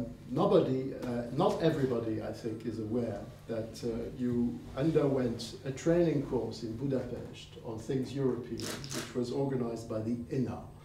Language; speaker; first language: English; non-native, fluent; French